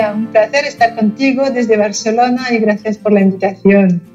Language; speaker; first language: Spanish; non-native, fluent; French